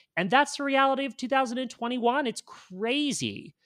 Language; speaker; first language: English; native; English